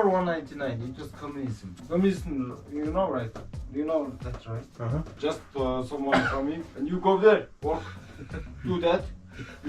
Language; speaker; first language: English; non-native, learner; Mongolian